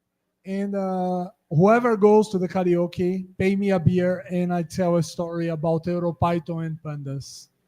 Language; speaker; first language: English; non-native, fluent; Portuguese